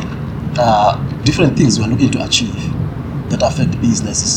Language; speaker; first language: English; non-native, local second language; Shona